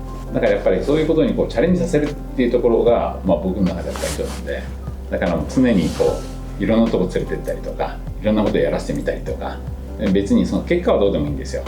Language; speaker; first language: Japanese; native; Japanese